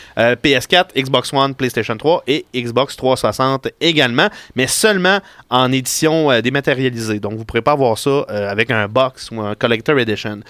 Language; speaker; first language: French; native; French